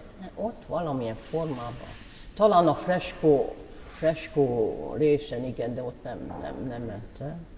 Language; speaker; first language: Hungarian; native; Hungarian